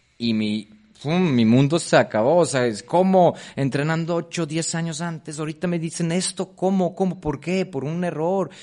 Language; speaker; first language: Spanish; non-native, fluent; Polish